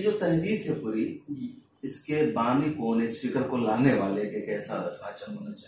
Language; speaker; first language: Hindi; native; Hindi